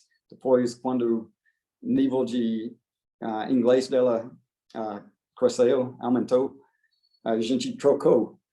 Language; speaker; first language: Portuguese; non-native, fluent; English